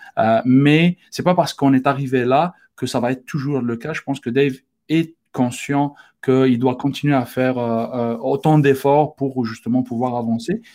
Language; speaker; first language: French; non-native, local second language; Arabic